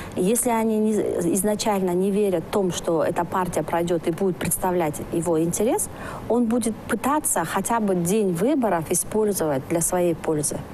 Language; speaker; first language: Russian; non-native, local second language; Kyrgyz